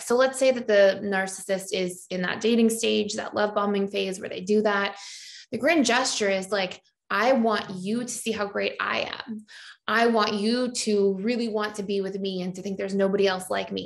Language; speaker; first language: English; native; English